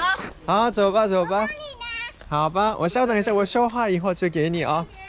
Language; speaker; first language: Chinese; non-native, learner; Korean